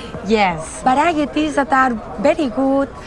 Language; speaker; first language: English; non-native, learner; Spanish